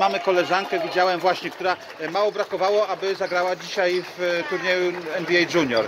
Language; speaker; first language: Polish; native; Polish